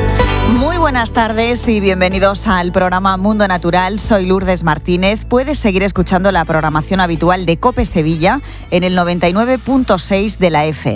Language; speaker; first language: Spanish; native; Spanish